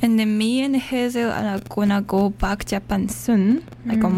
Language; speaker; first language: English; non-native, learner; Japanese